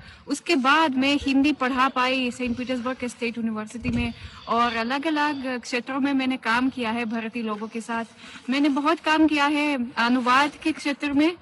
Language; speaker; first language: Hindi; non-native, fluent; Russian